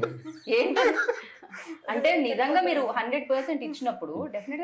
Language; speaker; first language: Telugu; native; Telugu